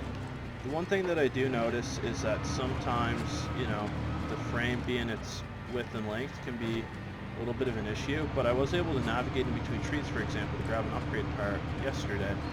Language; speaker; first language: English; native; English